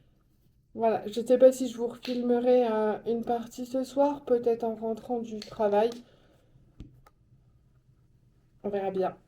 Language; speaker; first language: French; native; French